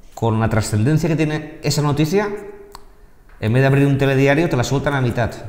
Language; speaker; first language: Spanish; non-native, local second language; Catalan